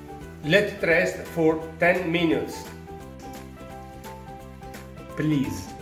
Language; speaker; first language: English; non-native, learner; Italian